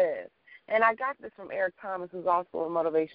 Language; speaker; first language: English; native; English